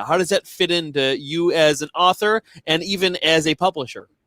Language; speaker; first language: English; native; English